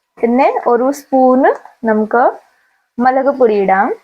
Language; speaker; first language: Malayalam; non-native, learner; Hindi